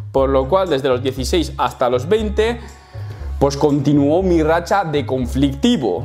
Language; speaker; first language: Spanish; native; Spanish